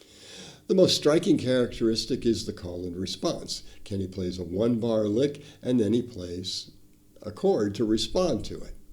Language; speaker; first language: English; native; English